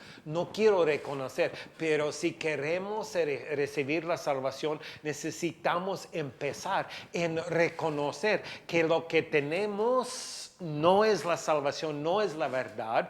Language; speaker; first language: Spanish; non-native, fluent; English